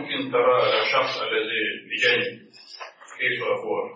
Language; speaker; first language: Arabic; non-native, learner; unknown